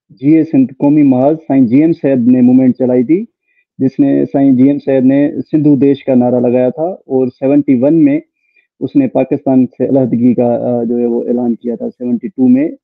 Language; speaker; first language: Urdu; non-native, local second language; Sindhi